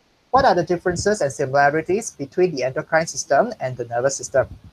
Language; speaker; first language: English; non-native, local second language; Chinese